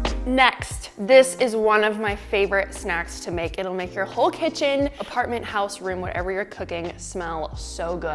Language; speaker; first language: English; native; English